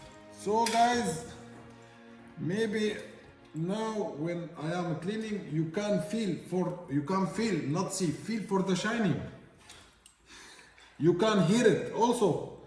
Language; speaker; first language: English; non-native, learner; Arabic